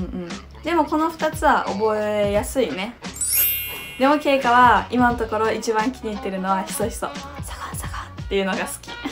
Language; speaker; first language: Japanese; native; Japanese